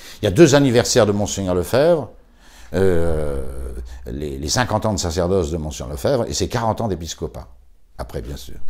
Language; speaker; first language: French; native; French